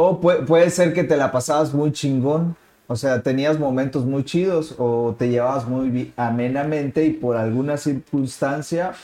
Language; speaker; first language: Spanish; native; Spanish